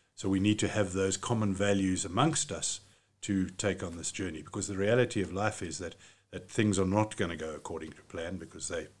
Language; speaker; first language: English; native; English